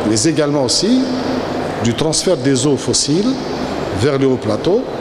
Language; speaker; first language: French; non-native, local second language; Arabic